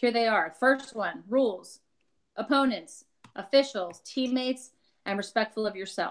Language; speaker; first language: English; native; English